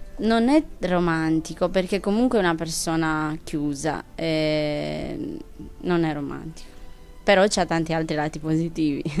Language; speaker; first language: Italian; non-native, fluent; Romanian